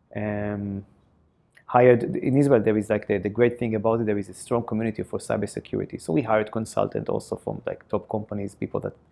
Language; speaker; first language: English; non-native, fluent; Hebrew